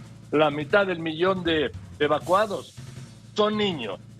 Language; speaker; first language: Spanish; native; Spanish